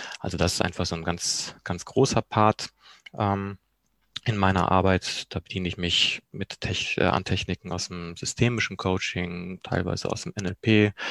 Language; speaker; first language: German; early bilingual, other home language; Polish